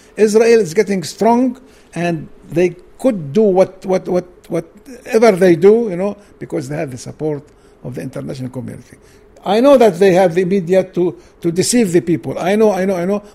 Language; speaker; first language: English; non-native, learner; Arabic